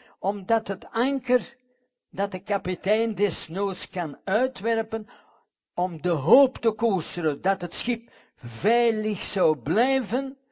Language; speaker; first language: Dutch; non-native, fluent; English